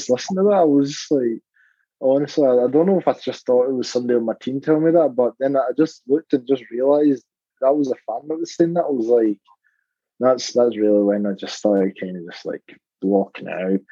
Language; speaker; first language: English; native; English